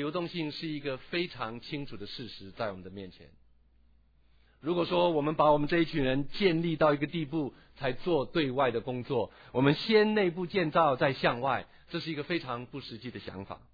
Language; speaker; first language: Chinese; native; Chinese